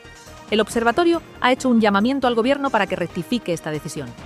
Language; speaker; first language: Spanish; native; Spanish